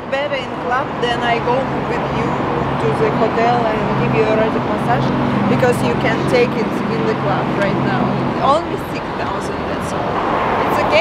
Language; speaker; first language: English; non-native, learner; Russian